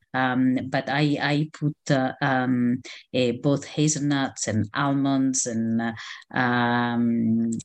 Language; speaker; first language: English; non-native, fluent; Italian